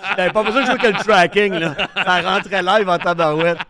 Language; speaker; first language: French; native; French